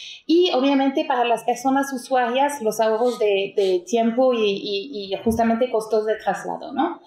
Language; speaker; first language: Spanish; native; Spanish